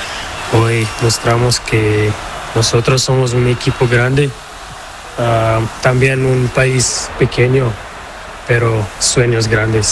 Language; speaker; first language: Spanish; non-native, learner; Portuguese